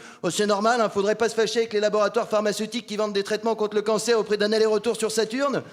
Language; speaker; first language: French; native; French